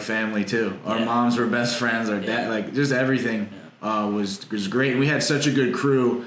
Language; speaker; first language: English; native; English